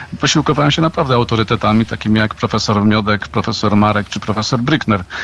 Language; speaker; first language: Polish; native; Polish